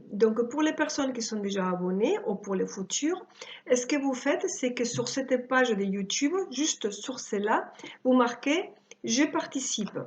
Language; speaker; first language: French; early bilingual, other home language; Spanish